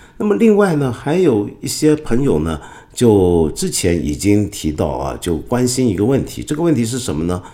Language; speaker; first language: Chinese; non-native, local second language; Cantonese